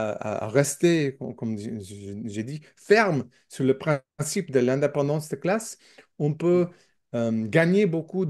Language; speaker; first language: French; non-native, learner; English